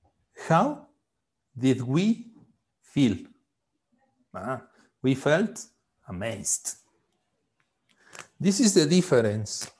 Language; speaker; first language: English; non-native, fluent; Spanish